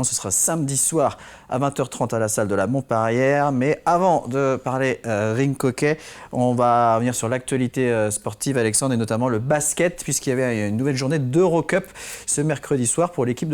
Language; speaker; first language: French; native; French